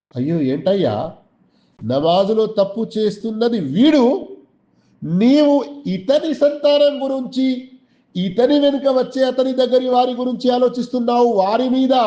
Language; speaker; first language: Telugu; non-native, local second language; Urdu